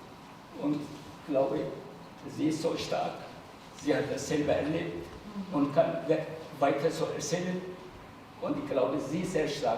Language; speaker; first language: German; non-native, fluent; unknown